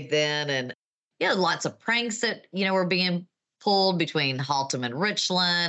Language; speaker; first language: English; native; English